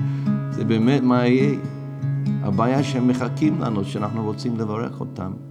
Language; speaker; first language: Hebrew; non-native, fluent; English